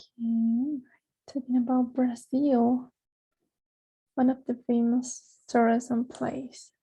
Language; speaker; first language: English; non-native, fluent; Spanish